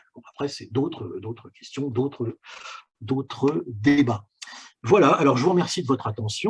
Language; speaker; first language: French; native; French